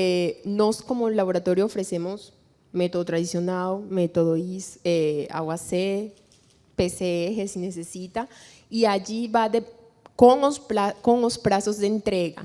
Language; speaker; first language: Portuguese; non-native, fluent; Spanish